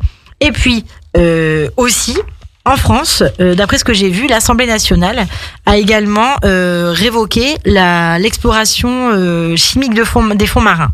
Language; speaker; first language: French; native; French